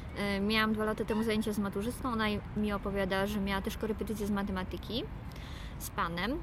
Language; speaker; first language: Polish; native; Polish